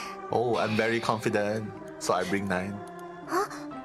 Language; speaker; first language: English; non-native, local second language; Chinese